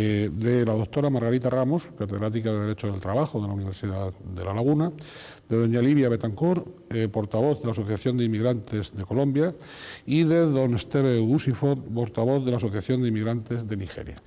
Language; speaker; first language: Spanish; native; Spanish